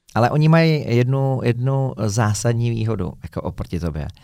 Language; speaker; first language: Czech; native; Czech